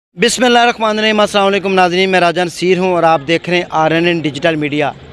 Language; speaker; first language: Urdu; non-native, local second language; Punjabi